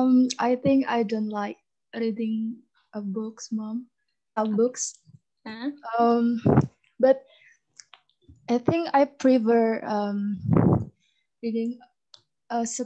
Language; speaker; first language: English; non-native, learner; Indonesian